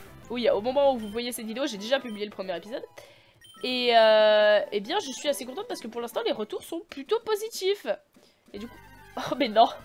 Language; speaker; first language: French; native; French